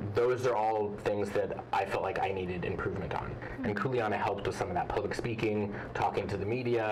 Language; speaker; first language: English; native; English